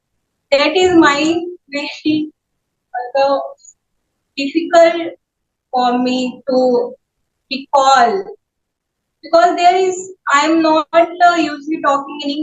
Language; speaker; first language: English; non-native, learner; Hindi